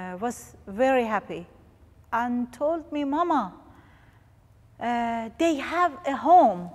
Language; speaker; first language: English; non-native, learner; Persian